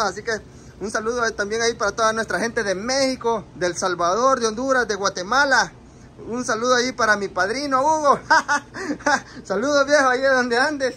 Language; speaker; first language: Spanish; native; Spanish